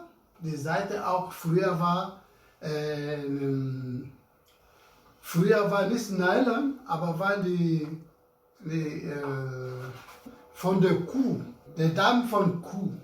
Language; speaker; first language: German; non-native, learner; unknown